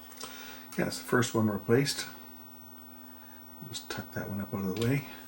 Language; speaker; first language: English; native; English